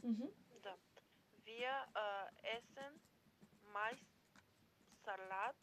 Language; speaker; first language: German; non-native, learner; Macedonian